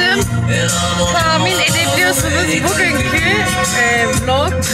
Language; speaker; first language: Turkish; early bilingual, heritage; Turkish